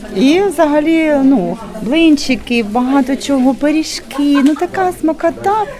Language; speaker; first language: Ukrainian; native; Ukrainian